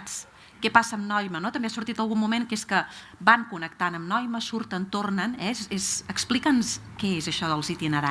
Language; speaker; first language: Catalan; native; Catalan